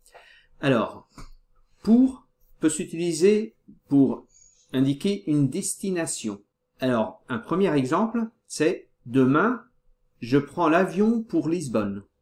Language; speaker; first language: French; non-native, fluent; Portuguese